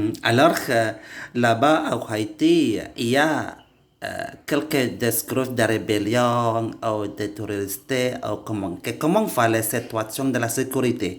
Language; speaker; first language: French; non-native, learner; Indonesian